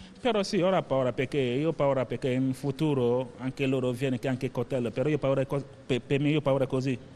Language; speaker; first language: Italian; non-native, learner; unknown